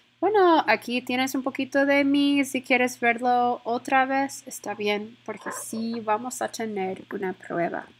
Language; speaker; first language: Spanish; non-native, fluent; English